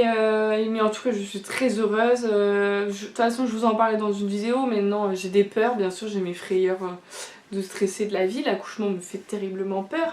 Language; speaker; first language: French; native; French